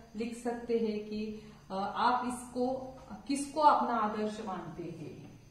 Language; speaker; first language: Hindi; non-native, local second language; Marathi